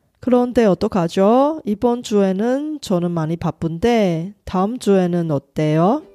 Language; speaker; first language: Korean; non-native, fluent; Chinese